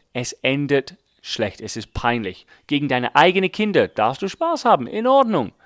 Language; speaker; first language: German; non-native, fluent; English